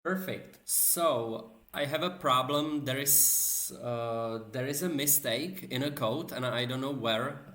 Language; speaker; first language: English; non-native, fluent; Czech